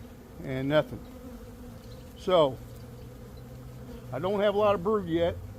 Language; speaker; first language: English; native; English